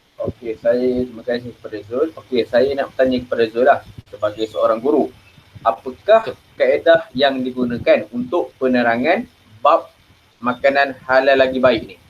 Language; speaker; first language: Malay; native; Malay